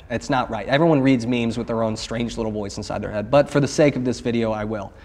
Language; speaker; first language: English; native; English